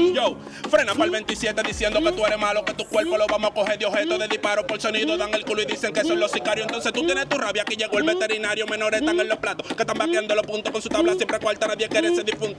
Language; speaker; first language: Spanish; native; Spanish